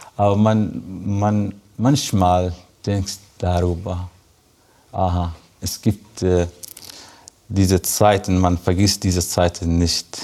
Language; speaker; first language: German; non-native, learner; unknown